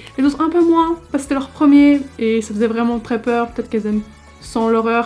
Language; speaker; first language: French; native; French